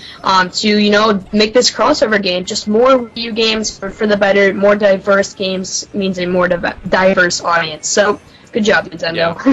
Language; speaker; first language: English; native; English